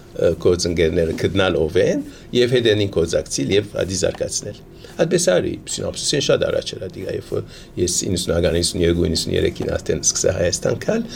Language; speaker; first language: Armenian; early bilingual, heritage; Armenian